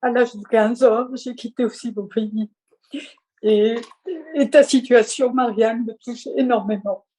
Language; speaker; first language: French; non-native, fluent; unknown